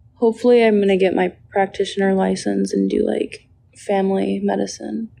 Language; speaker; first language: English; native; English